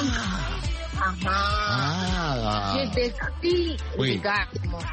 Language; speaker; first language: French; non-native, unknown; Akan